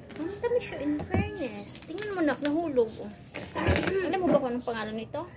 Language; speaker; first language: Filipino; non-native, local second language; Cebuano